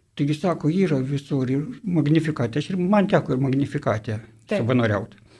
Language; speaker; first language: Lithuanian; native; Lithuanian